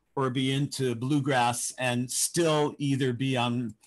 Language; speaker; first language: English; native; English